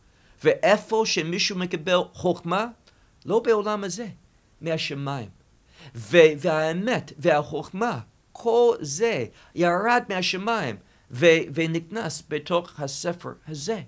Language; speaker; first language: Hebrew; non-native, fluent; English